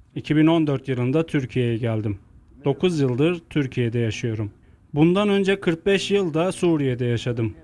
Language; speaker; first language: Turkish; non-native, fluent; Arabic